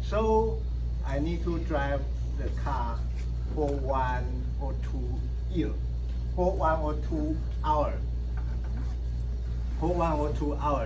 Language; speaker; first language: English; non-native, learner; Chinese